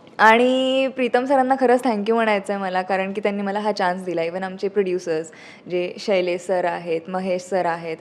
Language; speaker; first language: Marathi; native; Marathi